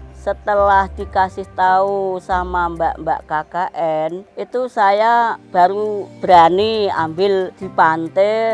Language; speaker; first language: Indonesian; non-native, local second language; Javanese